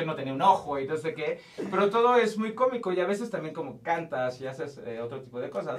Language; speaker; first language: Spanish; native; Spanish